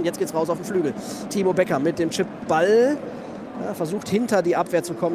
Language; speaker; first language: German; native; German